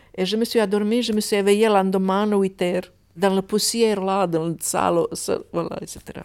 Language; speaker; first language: French; non-native, fluent; Croatian